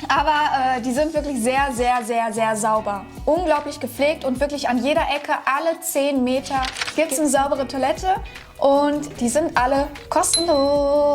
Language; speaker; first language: German; native; German